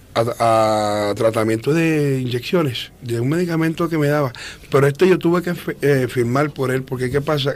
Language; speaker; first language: Spanish; early bilingual, heritage; Spanish